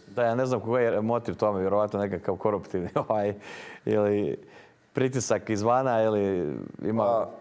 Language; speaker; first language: Croatian; native; Croatian